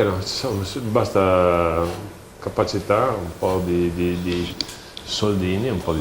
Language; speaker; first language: Italian; native; Italian